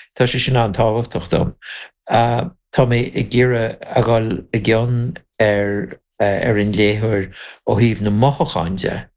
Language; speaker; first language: Irish; non-native, local second language; English